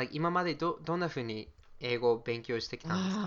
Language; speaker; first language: Japanese; non-native, fluent; English